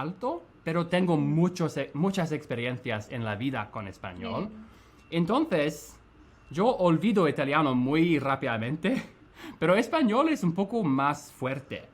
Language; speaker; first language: Spanish; non-native, fluent; English